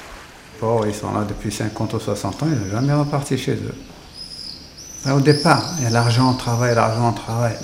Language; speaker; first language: French; non-native, local second language; Arabic